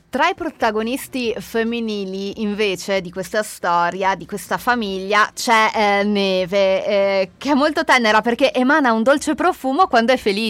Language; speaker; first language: Italian; native; Italian